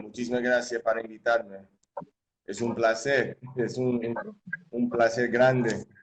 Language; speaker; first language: Spanish; non-native, fluent; English